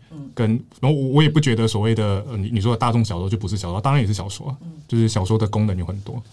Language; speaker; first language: Chinese; native; Chinese